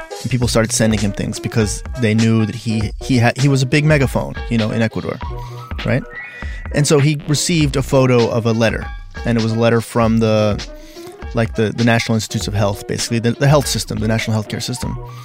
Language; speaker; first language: English; native; English